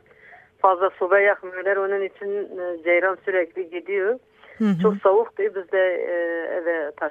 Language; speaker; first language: Turkish; non-native, local second language; Kurdish